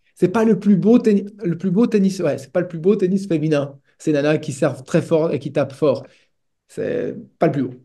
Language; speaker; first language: French; native; French